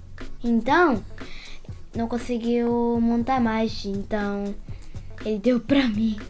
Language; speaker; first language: Portuguese; early bilingual, heritage; Portuguese